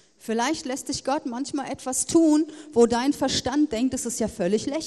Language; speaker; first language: German; native; German